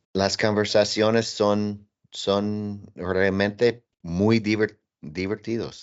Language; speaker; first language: Spanish; non-native, learner; English